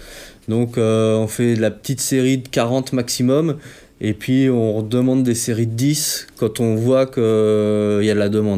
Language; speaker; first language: French; native; French